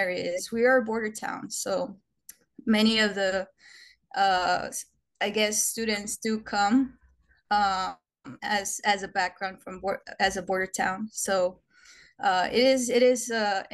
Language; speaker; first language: English; native; English